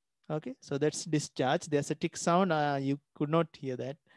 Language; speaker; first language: English; non-native, local second language; Sinhala